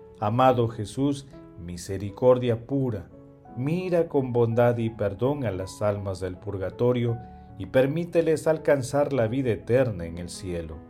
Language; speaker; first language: Spanish; native; Spanish